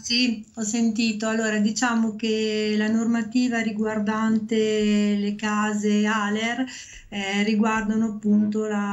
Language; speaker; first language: Italian; native; Italian